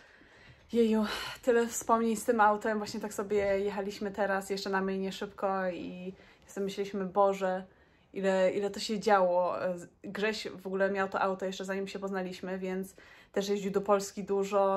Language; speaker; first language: Polish; native; Polish